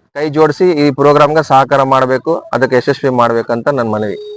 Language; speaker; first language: Kannada; non-native, local second language; Urdu